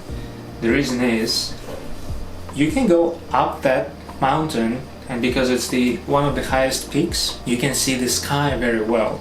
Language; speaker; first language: English; non-native, fluent; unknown